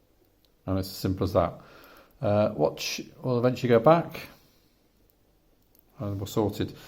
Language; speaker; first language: English; native; English